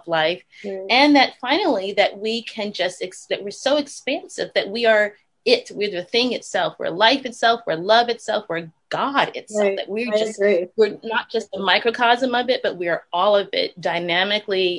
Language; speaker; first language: English; native; English